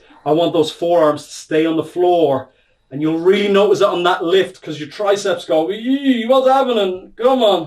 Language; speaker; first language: English; native; English